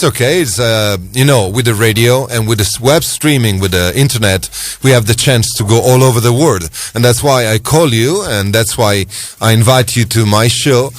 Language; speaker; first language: English; non-native, fluent; Italian